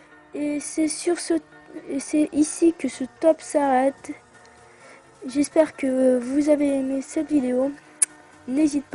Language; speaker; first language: French; native; French